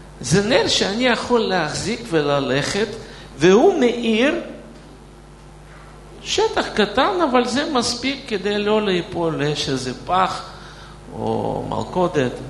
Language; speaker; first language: Hebrew; non-native, fluent; Russian